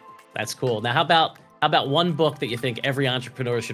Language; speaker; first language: English; native; English